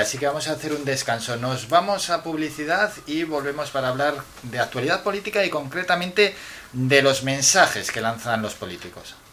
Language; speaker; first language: Spanish; native; Spanish